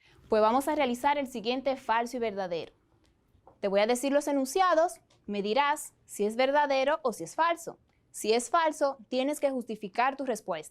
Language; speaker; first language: Spanish; native; Spanish